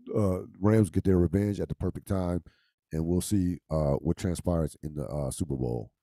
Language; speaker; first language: English; native; English